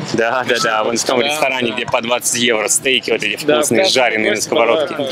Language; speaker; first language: Russian; native; Russian